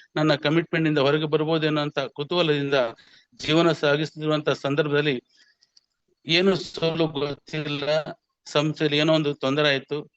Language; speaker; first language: Kannada; native; Kannada